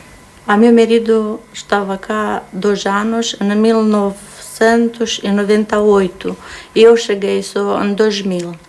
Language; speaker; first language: Portuguese; non-native, learner; Romanian